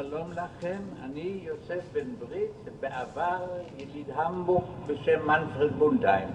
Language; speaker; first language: Hebrew; non-native, fluent; German